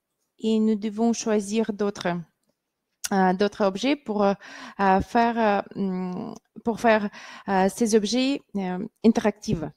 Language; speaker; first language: French; non-native, fluent; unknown